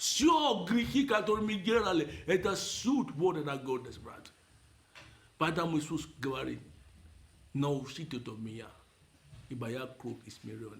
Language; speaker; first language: Russian; non-native, fluent; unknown